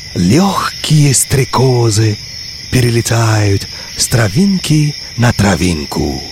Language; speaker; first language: Russian; non-native, fluent; Yoruba